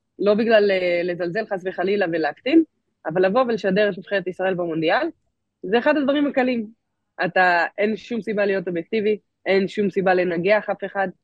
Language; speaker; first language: Hebrew; native; Hebrew